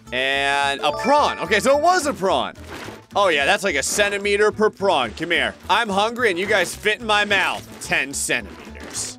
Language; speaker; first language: English; native; English